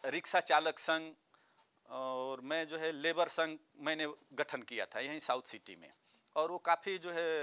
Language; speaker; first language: Hindi; native; Hindi